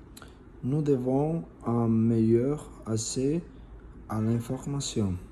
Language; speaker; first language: French; non-native, learner; Spanish